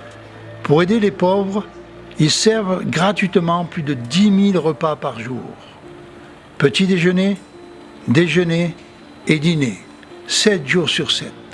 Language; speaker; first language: French; native; French